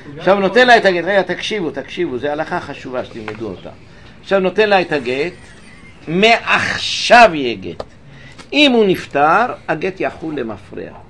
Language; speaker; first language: Hebrew; native; Hebrew